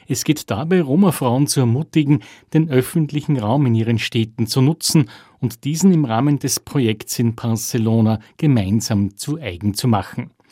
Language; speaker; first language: German; native; German